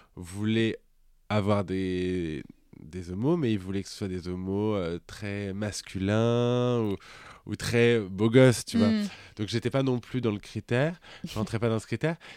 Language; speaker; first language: French; native; French